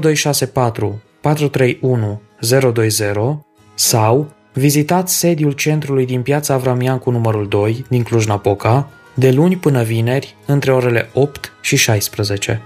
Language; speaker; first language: Romanian; native; Romanian